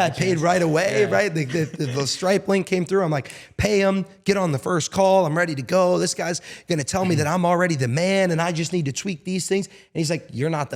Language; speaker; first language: English; native; English